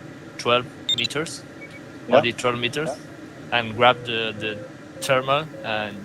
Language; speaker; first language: English; non-native, fluent; Spanish